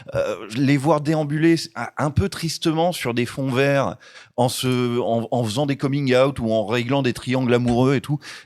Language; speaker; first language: French; native; French